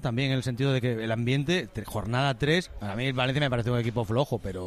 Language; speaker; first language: Spanish; native; Spanish